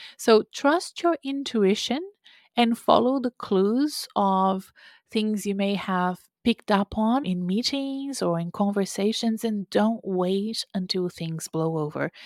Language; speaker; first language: English; non-native, fluent; Portuguese